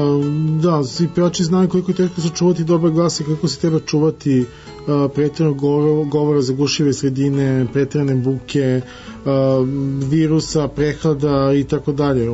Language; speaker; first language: Serbian; native; Serbian